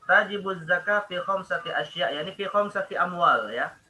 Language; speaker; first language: Arabic; non-native, fluent; Indonesian